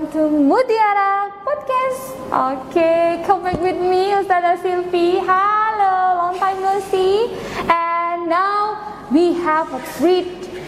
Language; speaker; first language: English; non-native, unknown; Indonesian